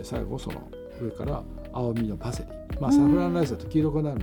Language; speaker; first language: Japanese; native; Japanese